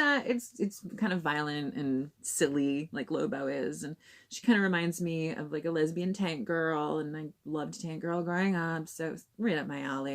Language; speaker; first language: English; native; English